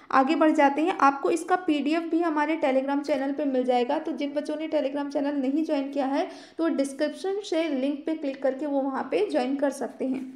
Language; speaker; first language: Hindi; native; Hindi